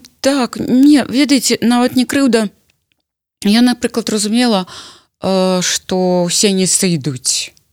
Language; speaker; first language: Belarusian; native; Belarusian